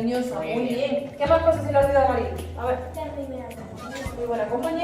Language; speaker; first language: Spanish; native; Spanish